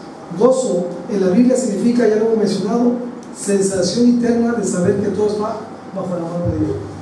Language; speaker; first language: Spanish; native; Spanish